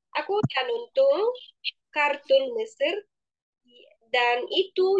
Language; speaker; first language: Indonesian; non-native, fluent; Arabic